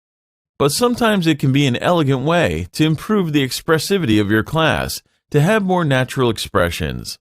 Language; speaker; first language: English; non-native, fluent; French